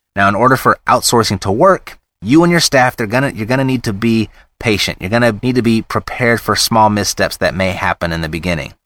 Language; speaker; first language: English; native; English